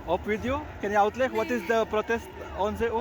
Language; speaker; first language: Dutch; non-native, learner; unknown